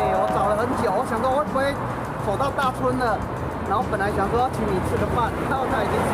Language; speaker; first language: Chinese; native; Chinese